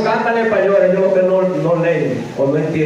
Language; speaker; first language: Spanish; native; Spanish